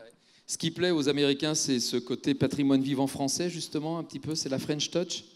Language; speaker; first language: French; native; French